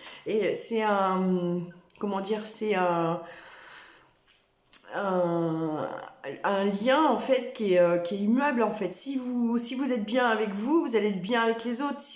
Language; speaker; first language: French; native; French